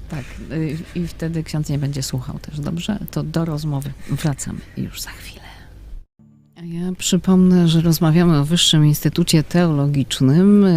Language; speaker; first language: Polish; native; Polish